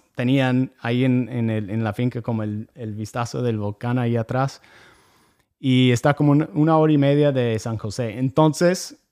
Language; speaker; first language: Spanish; non-native, fluent; English